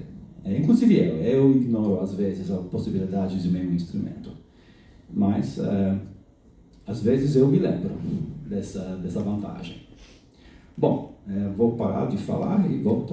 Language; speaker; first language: Portuguese; non-native, fluent; English